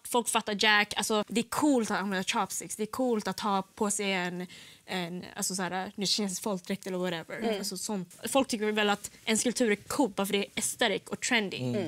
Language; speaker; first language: Swedish; early bilingual, other home language; Vietnamese